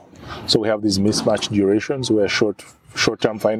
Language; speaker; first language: English; non-native, local second language; Ganda